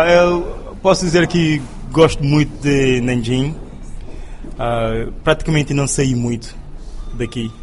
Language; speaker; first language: Portuguese; non-native, local second language; Kabuverdianu